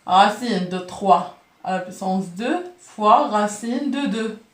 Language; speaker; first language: French; non-native, local second language; Arabic